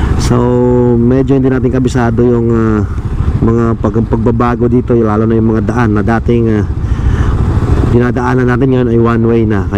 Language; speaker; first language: Filipino; non-native, local second language; Waray